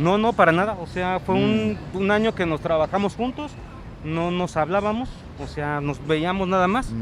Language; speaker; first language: Spanish; native; Spanish